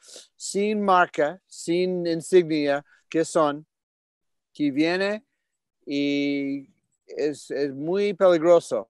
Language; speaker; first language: Spanish; non-native, fluent; English